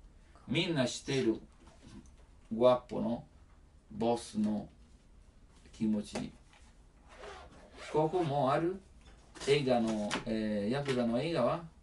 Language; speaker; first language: Japanese; non-native, learner; Italian